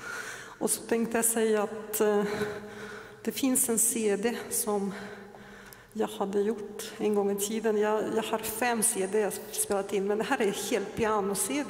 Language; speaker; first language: Swedish; non-native, fluent; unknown